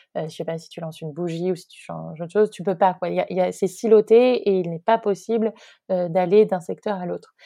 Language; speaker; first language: French; native; French